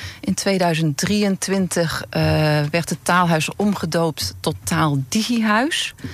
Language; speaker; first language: Dutch; native; Dutch